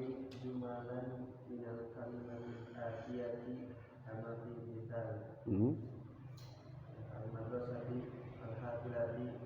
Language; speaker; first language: Arabic; non-native, learner; Indonesian